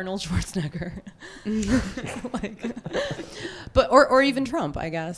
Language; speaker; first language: English; native; English